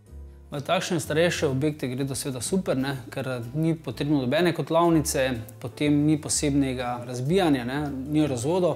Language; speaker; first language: Slovenian; native; Slovenian